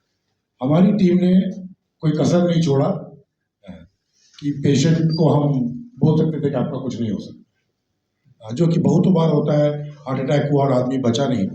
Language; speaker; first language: Hindi; native; Hindi